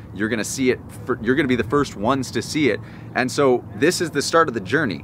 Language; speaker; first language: English; native; English